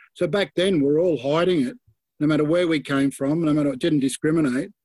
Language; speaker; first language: English; native; English